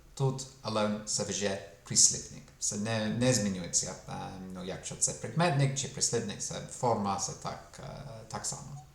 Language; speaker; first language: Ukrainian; non-native, fluent; English